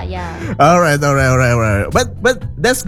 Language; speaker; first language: English; non-native, fluent; Indonesian